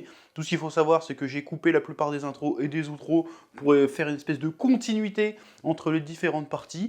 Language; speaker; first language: French; native; French